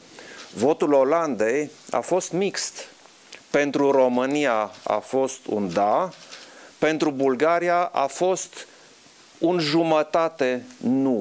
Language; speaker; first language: Romanian; non-native, local second language; German